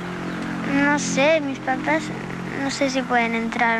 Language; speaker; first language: Spanish; early bilingual, heritage; Spanish